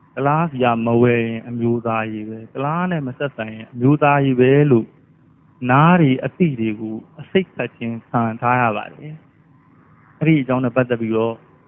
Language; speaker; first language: Burmese; native; Burmese